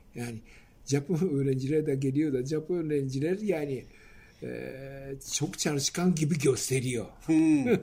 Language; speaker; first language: Turkish; non-native, fluent; Japanese